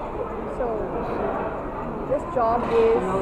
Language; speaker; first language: English; non-native, learner; Chinese